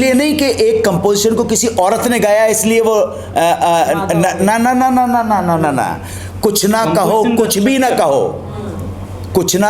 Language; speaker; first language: Hindi; native; Hindi